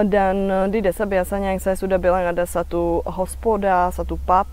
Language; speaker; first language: Indonesian; non-native, fluent; Czech